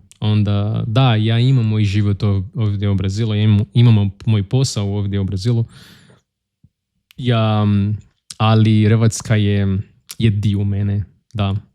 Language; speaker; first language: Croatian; non-native, learner; Portuguese